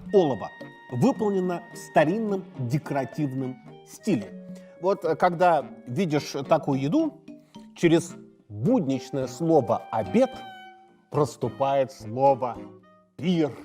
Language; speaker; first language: Russian; native; Russian